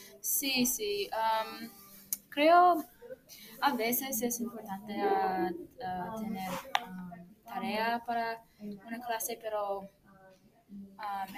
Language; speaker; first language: Spanish; non-native, learner; English